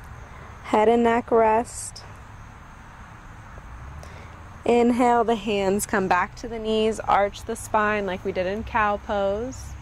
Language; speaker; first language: English; native; English